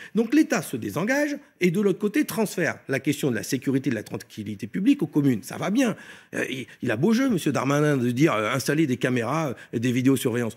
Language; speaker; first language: French; native; French